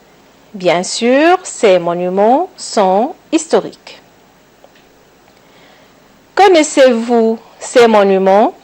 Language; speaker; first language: French; non-native, local second language; Arabic